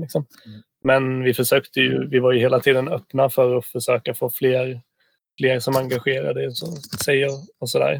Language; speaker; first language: Swedish; native; Swedish